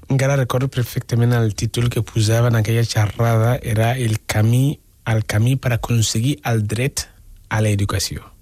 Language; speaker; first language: Catalan; non-native, fluent; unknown